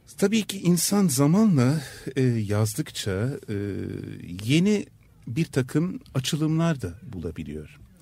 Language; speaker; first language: Turkish; native; Turkish